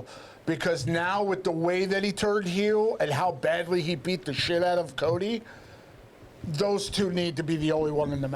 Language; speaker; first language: English; native; English